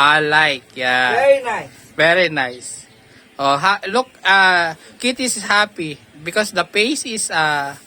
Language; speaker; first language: English; non-native, learner; Filipino